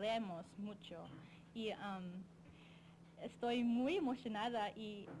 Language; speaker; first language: Spanish; non-native, learner; English